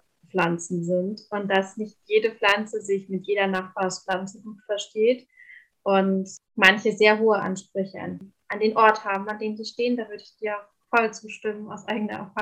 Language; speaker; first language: German; native; German